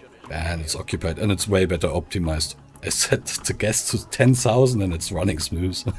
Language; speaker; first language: English; non-native, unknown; German